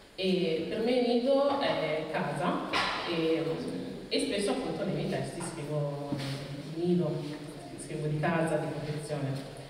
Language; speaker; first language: Italian; early bilingual, other home language; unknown